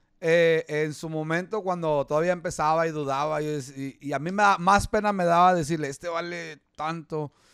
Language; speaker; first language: Spanish; early bilingual, heritage; Spanish